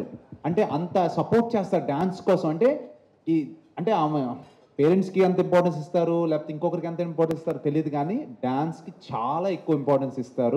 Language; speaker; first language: Telugu; native; Telugu